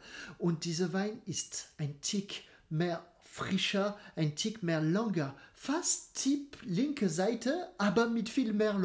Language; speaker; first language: German; non-native, fluent; French